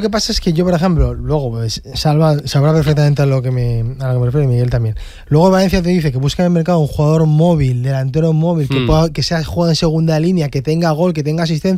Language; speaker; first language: Spanish; native; Spanish